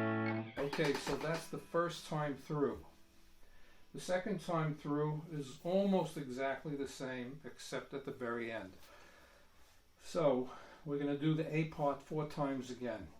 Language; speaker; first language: English; native; English